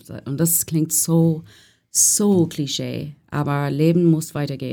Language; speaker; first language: German; non-native, learner; English